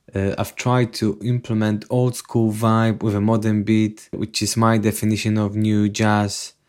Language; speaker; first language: English; non-native, fluent; Polish